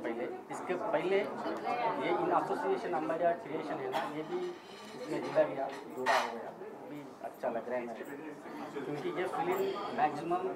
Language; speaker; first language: Hindi; non-native, local second language; Marathi